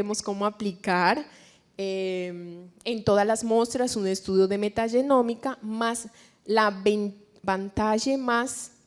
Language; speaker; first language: Portuguese; non-native, fluent; Spanish